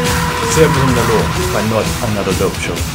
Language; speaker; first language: German; native; German